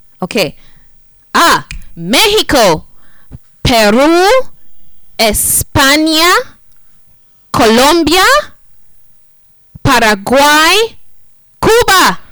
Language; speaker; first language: Spanish; non-native, fluent; English